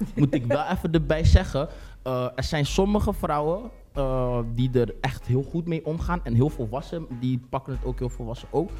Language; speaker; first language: Dutch; native; Dutch